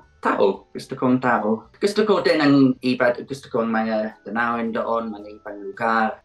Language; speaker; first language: Filipino; non-native, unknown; English